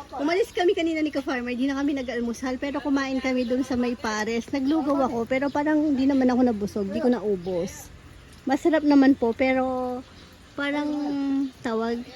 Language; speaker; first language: Filipino; non-native, local second language; Pampanga